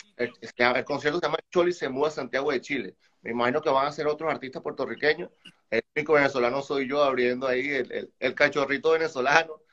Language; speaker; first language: Spanish; native; Spanish